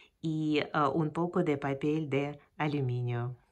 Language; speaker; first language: Spanish; non-native, fluent; Russian